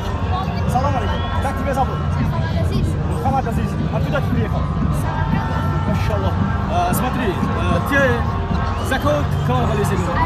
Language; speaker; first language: Russian; non-native, local second language; Tajik